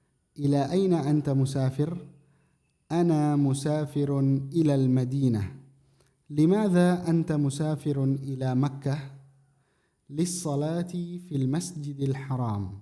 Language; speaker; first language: Arabic; non-native, fluent; Indonesian